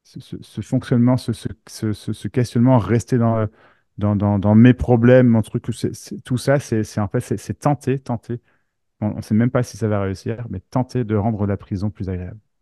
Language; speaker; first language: French; native; French